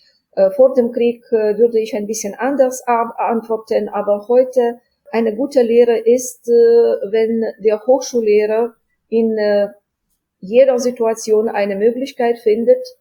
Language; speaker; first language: German; non-native, fluent; Ukrainian